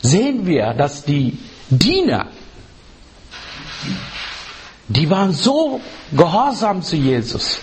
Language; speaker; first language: German; non-native, learner; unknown